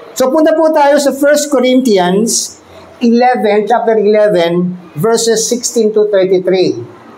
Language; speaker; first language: Filipino; native; Filipino